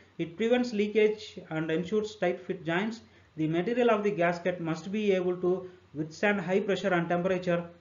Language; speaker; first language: English; non-native, local second language; Telugu